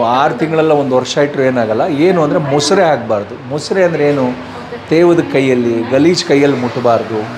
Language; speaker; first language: Kannada; native; Kannada